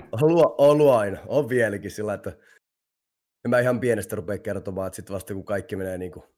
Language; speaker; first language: Finnish; native; Finnish